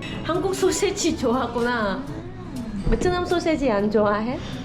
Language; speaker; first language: Korean; non-native, fluent; Vietnamese